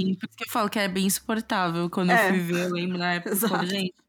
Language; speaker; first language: Portuguese; native; Portuguese